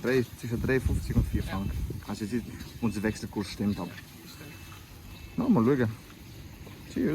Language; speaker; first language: German; early bilingual, other home language; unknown